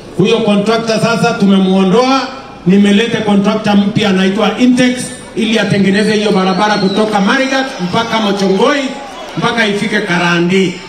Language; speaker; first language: Swahili; non-native, local second language; Kalenjin